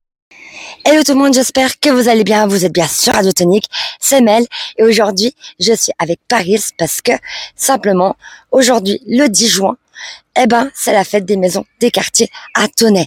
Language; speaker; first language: French; native; French